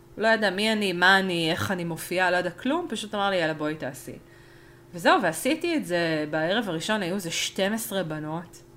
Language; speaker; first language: Hebrew; early bilingual, other home language; Spanish